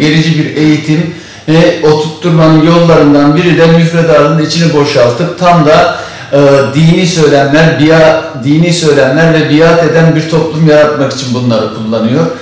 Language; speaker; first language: Turkish; native; Turkish